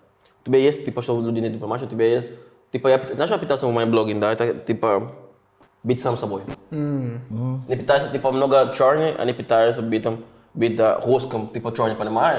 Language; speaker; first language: Russian; non-native, fluent; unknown